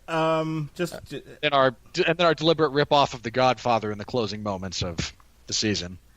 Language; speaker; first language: English; native; English